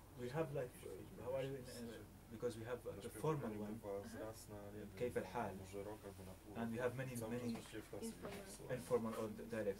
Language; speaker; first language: English; non-native, learner; Arabic